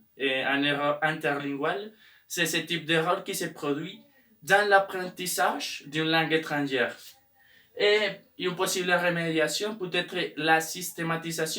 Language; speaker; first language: French; non-native, learner; Spanish